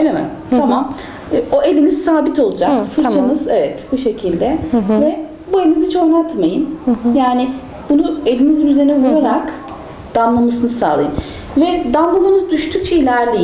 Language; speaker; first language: Turkish; native; Turkish